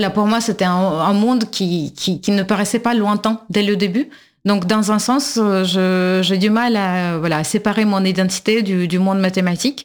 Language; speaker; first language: French; non-native, fluent; Russian